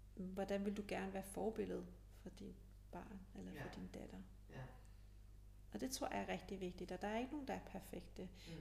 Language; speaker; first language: Danish; early bilingual, other home language; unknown